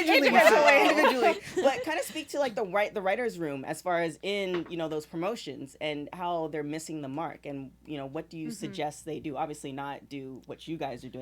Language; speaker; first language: English; native; English